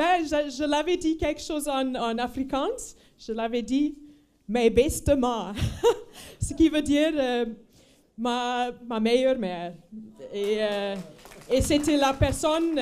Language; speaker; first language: French; non-native, fluent; Afrikaans